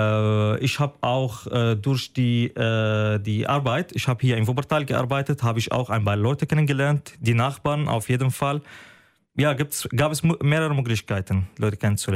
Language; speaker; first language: German; non-native, fluent; Arabic